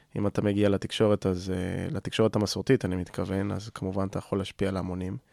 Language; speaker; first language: Hebrew; non-native, fluent; Spanish